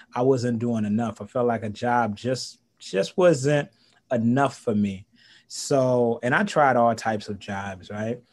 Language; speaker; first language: English; early bilingual, other home language; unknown